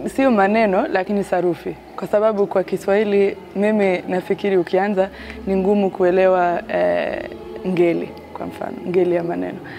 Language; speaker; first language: Swahili; non-native, fluent; German